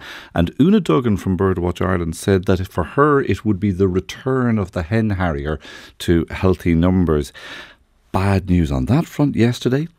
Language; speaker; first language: English; native; English